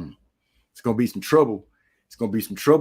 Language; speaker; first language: English; native; English